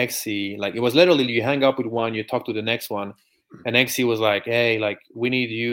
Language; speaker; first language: English; non-native, fluent; French